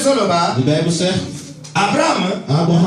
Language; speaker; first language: Dutch; non-native, learner; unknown